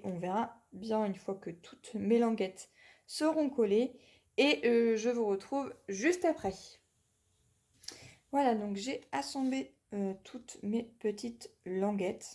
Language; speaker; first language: French; native; French